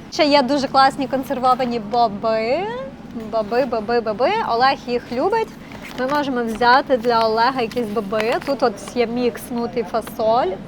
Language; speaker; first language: Ukrainian; non-native, local second language; Russian